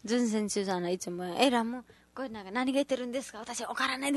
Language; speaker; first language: Japanese; non-native, learner; Nepali